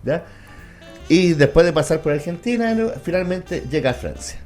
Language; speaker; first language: Spanish; native; Spanish